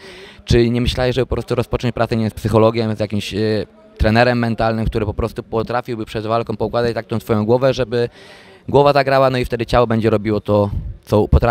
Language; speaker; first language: Polish; native; Polish